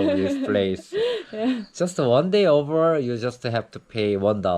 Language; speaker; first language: English; non-native, learner; Korean